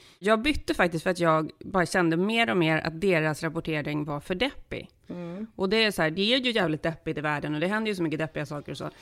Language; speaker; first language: Swedish; early bilingual, heritage; Swedish